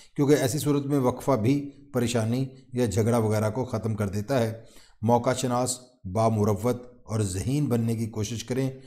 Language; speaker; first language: Urdu; non-native, local second language; Punjabi